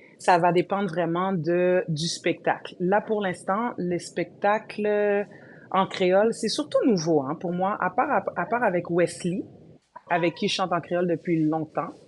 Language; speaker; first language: French; early bilingual, other home language; Haitian Creole